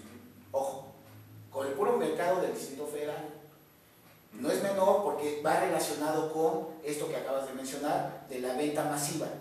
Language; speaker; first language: Spanish; native; Spanish